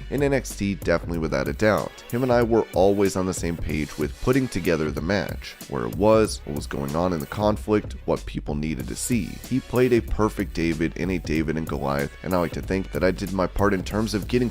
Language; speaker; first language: English; native; English